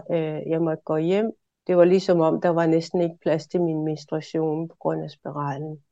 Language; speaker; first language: Danish; non-native, local second language; Kalaallisut